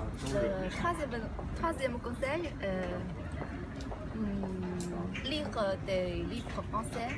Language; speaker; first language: French; non-native, learner; Chinese